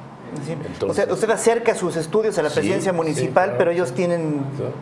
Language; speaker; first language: Spanish; native; Spanish